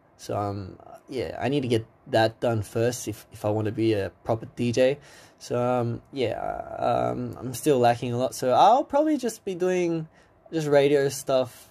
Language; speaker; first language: English; early bilingual, other home language; Korean